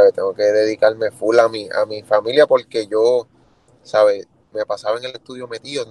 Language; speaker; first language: Spanish; native; Spanish